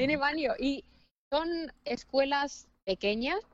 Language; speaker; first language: Spanish; non-native, fluent; Finnish